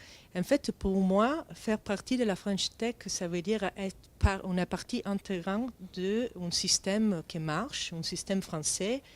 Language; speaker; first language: French; non-native, fluent; Italian